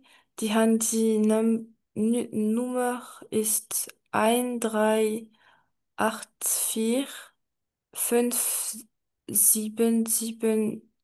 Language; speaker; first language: German; non-native, learner; French